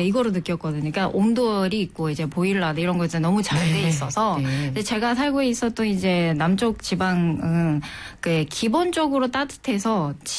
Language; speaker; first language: Korean; non-native, fluent; Japanese